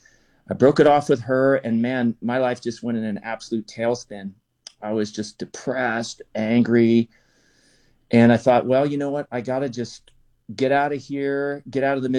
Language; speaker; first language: English; native; English